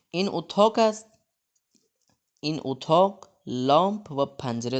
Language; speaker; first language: Persian; non-native, fluent; Urdu